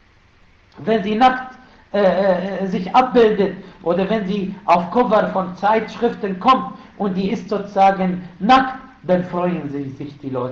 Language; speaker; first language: German; non-native, fluent; Arabic